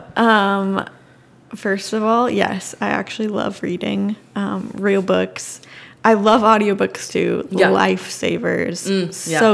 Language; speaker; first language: English; native; English